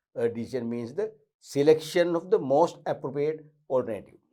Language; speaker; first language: English; non-native, local second language; Sinhala